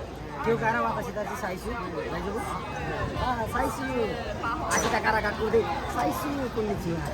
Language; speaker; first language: Japanese; non-native, learner; Nepali